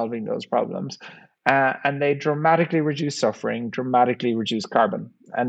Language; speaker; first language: English; native; English